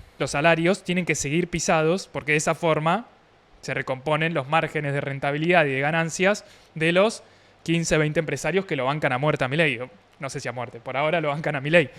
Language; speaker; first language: Spanish; native; Spanish